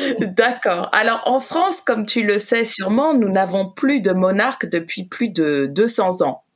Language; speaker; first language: French; native; French